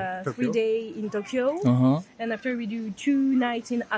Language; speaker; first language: English; non-native, learner; French